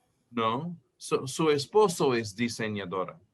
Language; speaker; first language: Spanish; non-native, fluent; English